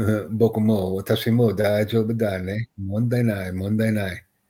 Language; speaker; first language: Japanese; non-native, learner; English